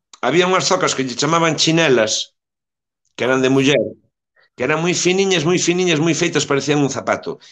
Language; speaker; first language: Galician; native; Galician